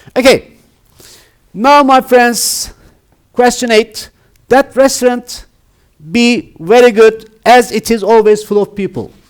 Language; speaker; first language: English; non-native, fluent; Turkish